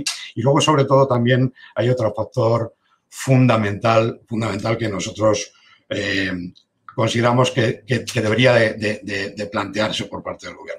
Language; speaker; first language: Spanish; native; Spanish